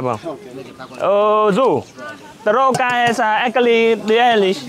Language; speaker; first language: Portuguese; non-native, learner; Vietnamese